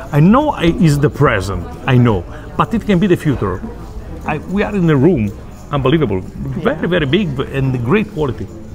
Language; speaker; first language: English; non-native, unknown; Italian